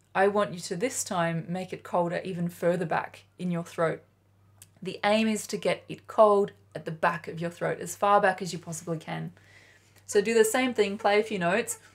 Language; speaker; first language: English; native; English